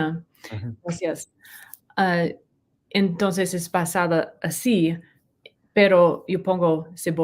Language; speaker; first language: Spanish; non-native, learner; English